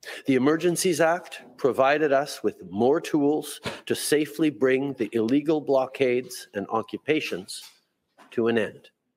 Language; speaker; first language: English; early bilingual, other home language; French